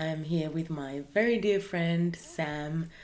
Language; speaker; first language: English; non-native, fluent; Spanish